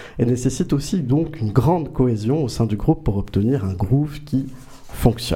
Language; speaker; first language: French; native; French